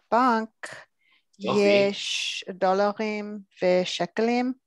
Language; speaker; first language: Hebrew; non-native, learner; English